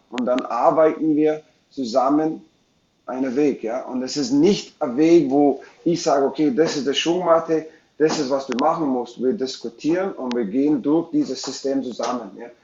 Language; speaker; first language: German; non-native, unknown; English